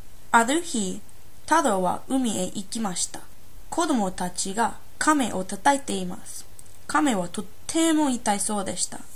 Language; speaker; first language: Japanese; non-native, learner; English